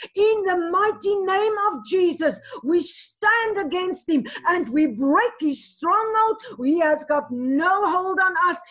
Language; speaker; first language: English; non-native, local second language; Afrikaans